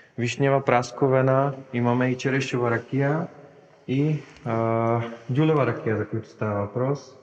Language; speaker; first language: Bulgarian; non-native, fluent; Czech